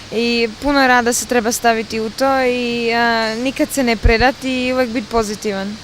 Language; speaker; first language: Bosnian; early bilingual, other home language; Serbian